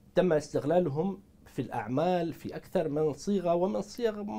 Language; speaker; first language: Arabic; non-native, local second language; Kurdish